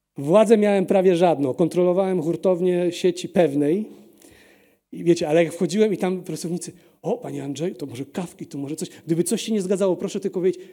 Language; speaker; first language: Polish; early bilingual, heritage; Polish